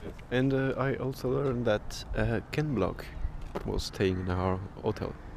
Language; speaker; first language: English; non-native, fluent; French